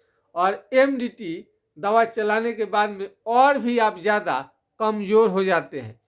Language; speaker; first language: Hindi; non-native, local second language; Bhojpuri